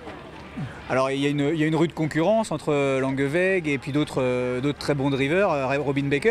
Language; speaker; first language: French; native; French